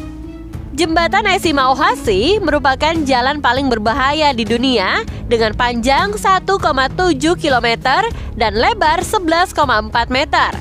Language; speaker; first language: Indonesian; native; Indonesian